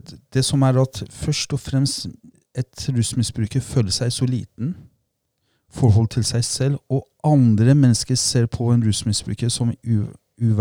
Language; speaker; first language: Norwegian; non-native, fluent; Persian